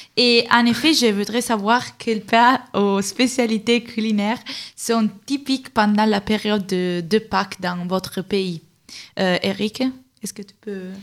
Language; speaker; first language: French; non-native, fluent; Italian